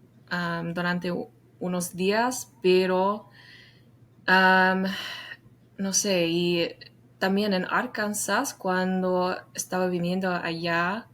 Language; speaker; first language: Spanish; non-native, fluent; English